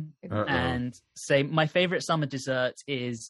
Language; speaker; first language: English; native; English